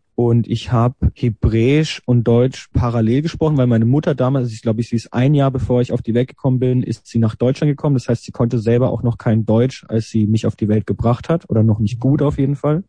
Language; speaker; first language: German; early bilingual, other home language; Hebrew